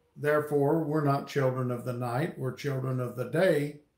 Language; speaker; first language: English; native; English